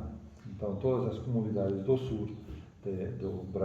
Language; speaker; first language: Portuguese; non-native, fluent; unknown